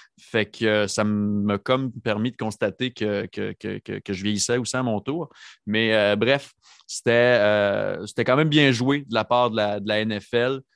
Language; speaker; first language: French; native; French